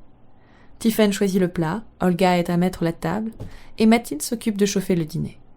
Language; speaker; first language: French; native; French